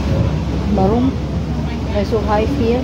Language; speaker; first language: German; non-native, learner; Filipino